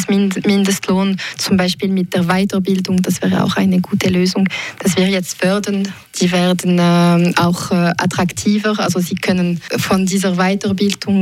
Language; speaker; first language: German; non-native, local second language; French